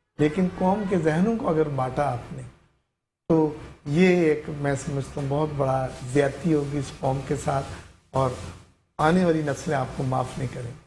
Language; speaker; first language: Urdu; native; Urdu